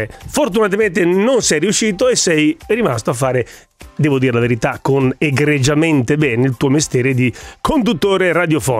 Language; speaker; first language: Italian; native; Italian